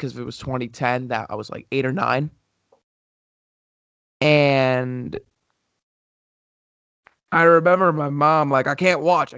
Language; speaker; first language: English; native; English